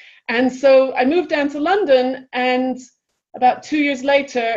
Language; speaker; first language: English; native; English